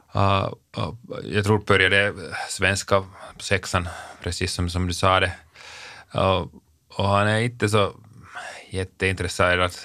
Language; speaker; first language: Swedish; non-native, local second language; Finnish